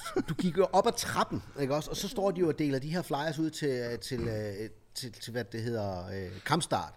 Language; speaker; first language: Danish; early bilingual, other home language; Turkish